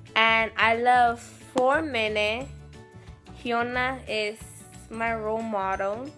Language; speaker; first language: English; native; English